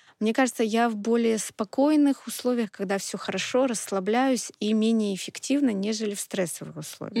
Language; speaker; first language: Russian; native; Russian